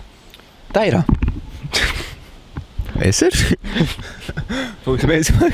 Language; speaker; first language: Dutch; native; Dutch